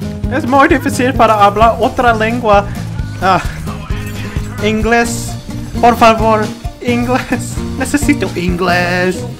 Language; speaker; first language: Spanish; non-native, learner; English